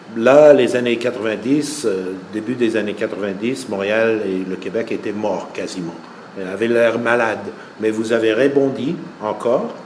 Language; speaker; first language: French; non-native, fluent; English